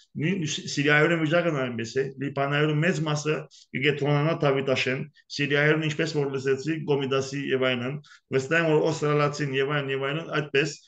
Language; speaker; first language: Armenian; early bilingual, heritage; Armenian